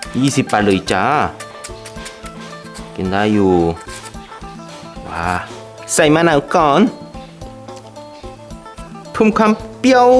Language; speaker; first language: Thai; non-native, fluent; Korean